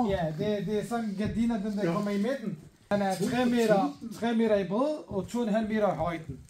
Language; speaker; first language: Danish; non-native, fluent; Kurdish